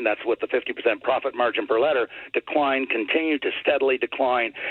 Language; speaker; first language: English; native; English